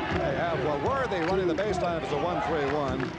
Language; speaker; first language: English; native; English